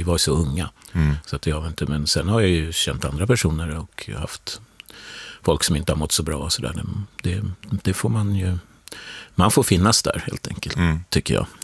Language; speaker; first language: Swedish; native; Swedish